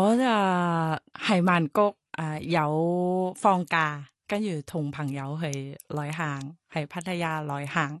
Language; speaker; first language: Cantonese; non-native, learner; Thai